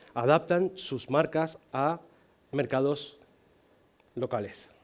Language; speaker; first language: Spanish; non-native, fluent; Chinese